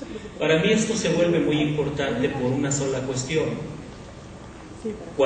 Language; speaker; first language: Spanish; native; Spanish